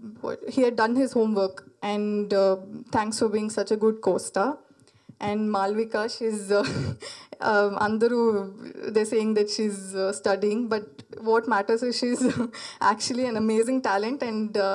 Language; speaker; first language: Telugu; non-native, learner; Malayalam